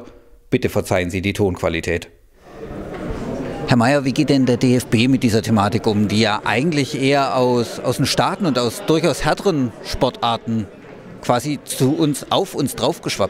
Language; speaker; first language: German; native; German